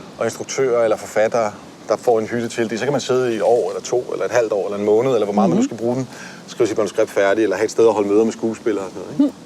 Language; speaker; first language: Danish; native; Danish